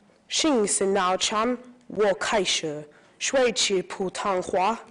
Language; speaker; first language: Chinese; non-native, learner; English